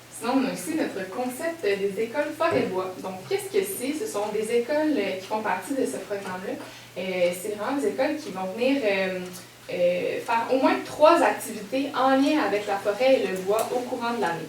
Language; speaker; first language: French; native; French